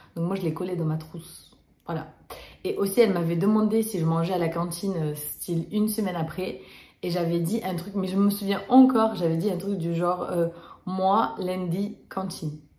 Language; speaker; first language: French; early bilingual, other home language; Romanian